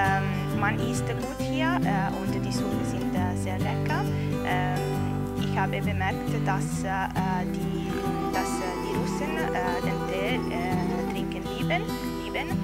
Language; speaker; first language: German; non-native, learner; Italian